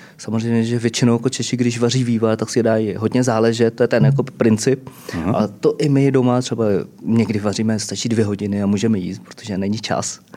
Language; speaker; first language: Czech; early bilingual, other home language; Vietnamese